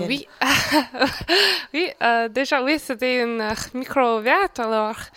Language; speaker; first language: French; non-native, learner; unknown